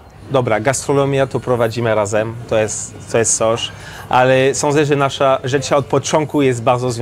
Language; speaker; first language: Polish; non-native, learner; French